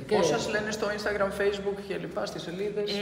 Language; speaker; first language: Greek; native; Greek